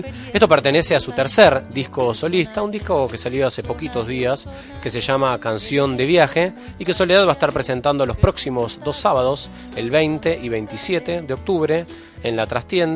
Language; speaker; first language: Spanish; native; Spanish